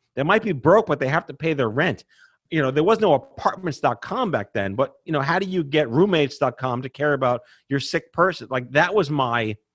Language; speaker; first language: English; native; English